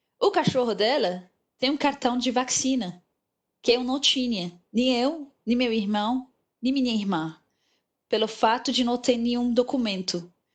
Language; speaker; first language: Portuguese; non-native, fluent; Arabic